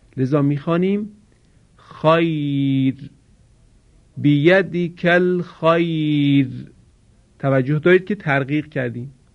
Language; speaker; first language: Persian; native; Persian